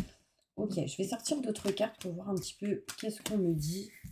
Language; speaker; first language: French; native; French